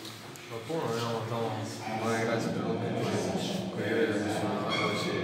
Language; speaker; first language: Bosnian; non-native, learner; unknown